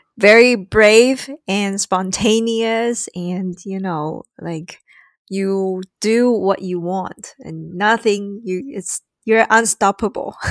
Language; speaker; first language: English; non-native, fluent; Chinese